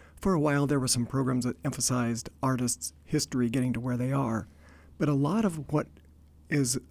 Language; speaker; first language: English; native; English